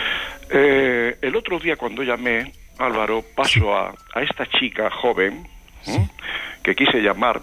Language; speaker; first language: Spanish; native; Spanish